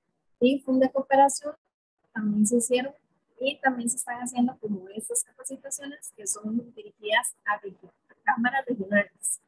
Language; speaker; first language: Spanish; native; Spanish